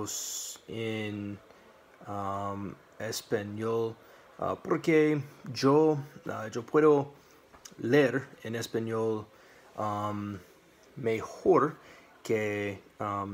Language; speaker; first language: Spanish; non-native, learner; English